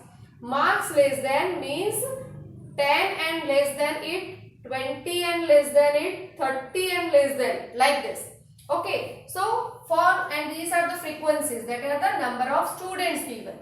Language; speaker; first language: English; non-native, local second language; Hindi